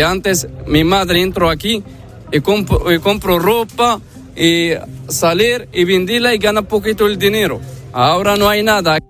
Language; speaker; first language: Spanish; non-native, learner; Arabic